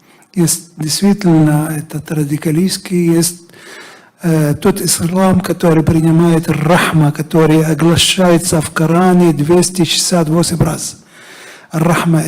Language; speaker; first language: Russian; non-native, fluent; Arabic